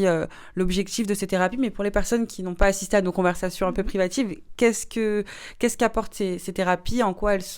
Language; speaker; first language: French; native; French